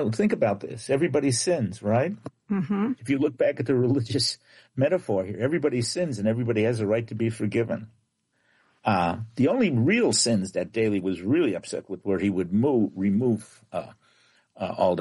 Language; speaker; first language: English; native; English